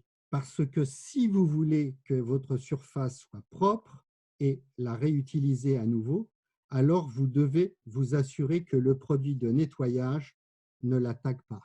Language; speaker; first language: French; native; French